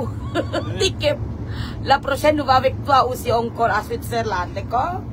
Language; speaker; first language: French; non-native, learner; Filipino